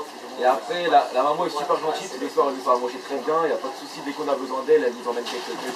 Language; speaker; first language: French; native; French